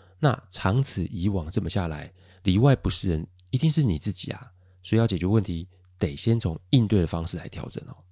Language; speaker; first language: Chinese; native; Chinese